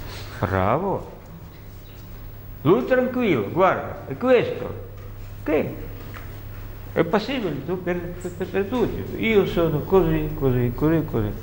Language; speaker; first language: Italian; non-native, learner; Russian